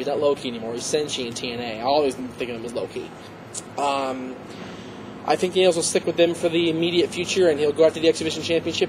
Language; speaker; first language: English; native; English